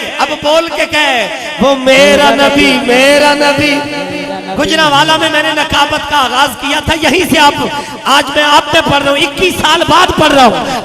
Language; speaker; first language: Urdu; non-native, local second language; Punjabi